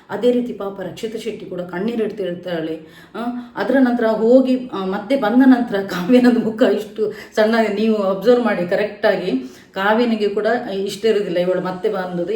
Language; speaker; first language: Kannada; non-native, local second language; Tulu